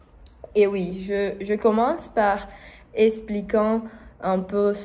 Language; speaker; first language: French; non-native, learner; Portuguese